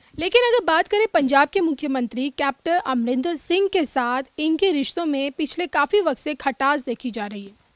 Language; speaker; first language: Hindi; native; Hindi